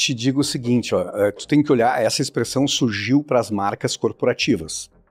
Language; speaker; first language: Portuguese; native; Portuguese